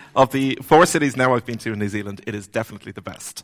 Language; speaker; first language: English; native; English